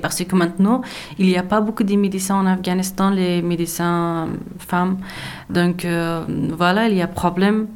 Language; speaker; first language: French; non-native, learner; Persian